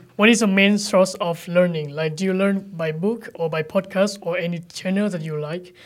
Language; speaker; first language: English; non-native, fluent; Vietnamese